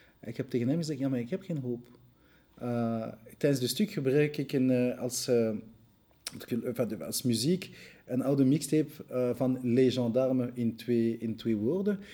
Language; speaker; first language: Dutch; non-native, local second language; French